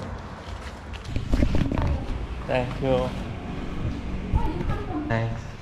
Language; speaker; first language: English; non-native, learner; Latvian